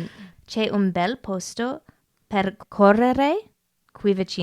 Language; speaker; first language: Italian; non-native, learner; English